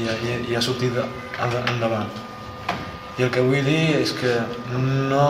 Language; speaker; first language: Catalan; early bilingual, other home language; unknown